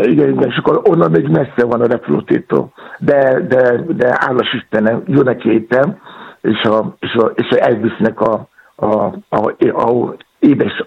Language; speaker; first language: Hungarian; non-native, learner; Yoruba